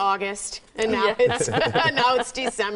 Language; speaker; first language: English; native; English